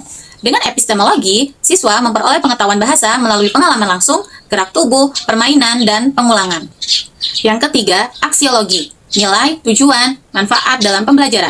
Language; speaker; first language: Indonesian; native; Indonesian